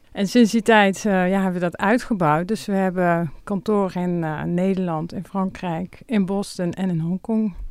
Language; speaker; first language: Dutch; native; Dutch